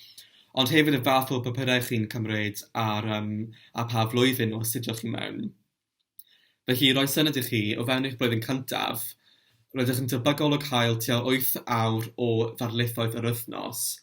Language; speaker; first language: Welsh; non-native, local second language; English